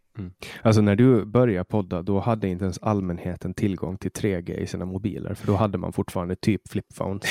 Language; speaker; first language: Swedish; native; Swedish